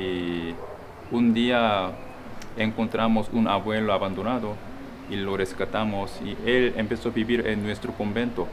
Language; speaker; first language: Spanish; non-native, fluent; Korean